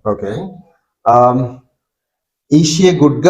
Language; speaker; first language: English; non-native, fluent; Bangla